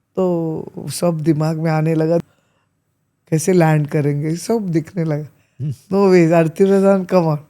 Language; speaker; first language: Hindi; non-native, local second language; Marathi